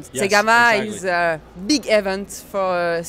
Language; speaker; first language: English; non-native, learner; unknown